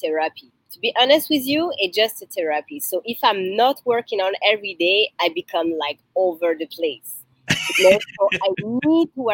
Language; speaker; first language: English; non-native, learner; French